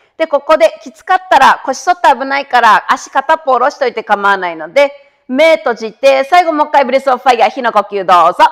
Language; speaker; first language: Japanese; native; Japanese